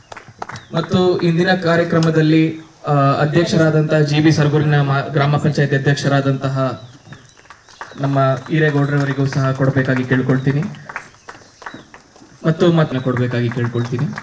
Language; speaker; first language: Kannada; native; Kannada